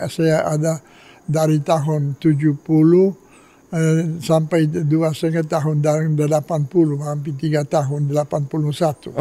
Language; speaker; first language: Indonesian; non-native, fluent; Polish